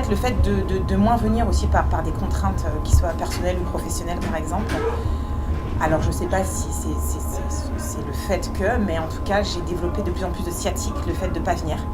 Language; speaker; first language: French; native; French